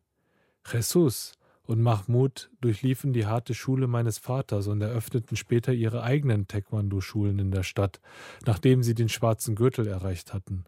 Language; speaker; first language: German; early bilingual, other home language; Korean